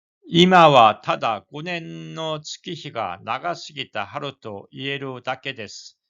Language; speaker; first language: Japanese; non-native, fluent; Korean